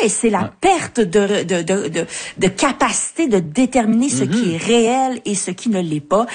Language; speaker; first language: French; native; French